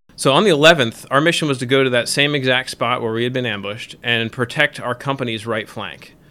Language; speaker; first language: English; native; English